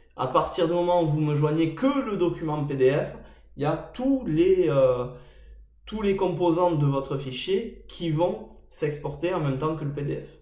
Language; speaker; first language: French; native; French